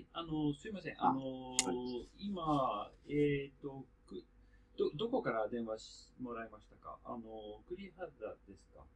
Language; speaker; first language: Japanese; non-native, learner; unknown